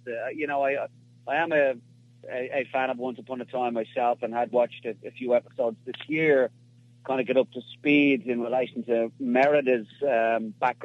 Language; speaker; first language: English; native; English